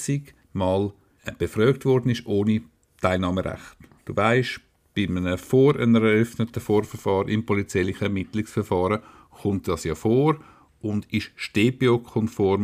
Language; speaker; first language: German; native; German